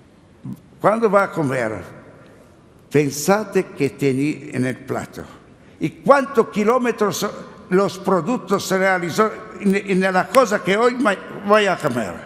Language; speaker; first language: Spanish; non-native, learner; Italian